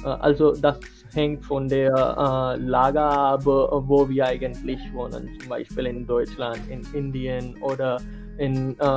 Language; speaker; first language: German; non-native, learner; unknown